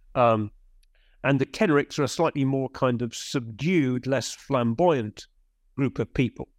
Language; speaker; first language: English; native; English